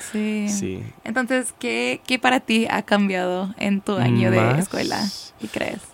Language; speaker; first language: Spanish; early bilingual, heritage; Spanish